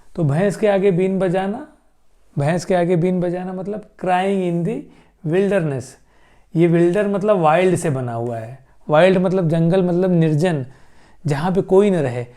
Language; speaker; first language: Hindi; native; Hindi